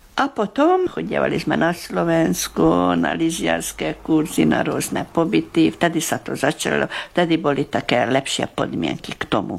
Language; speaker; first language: Slovak; early bilingual, heritage; Slovak